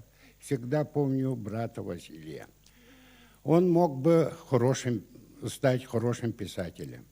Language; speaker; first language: Russian; non-native, local second language; Yakut